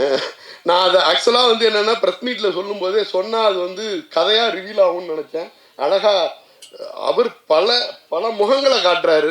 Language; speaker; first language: Tamil; native; Tamil